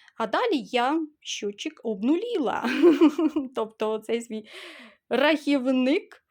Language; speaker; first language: Ukrainian; non-native, local second language; Russian